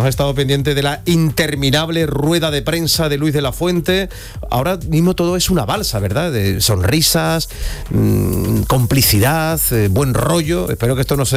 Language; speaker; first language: Spanish; native; Spanish